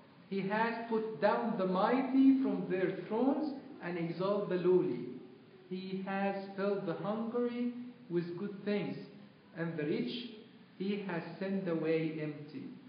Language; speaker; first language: English; non-native, fluent; Arabic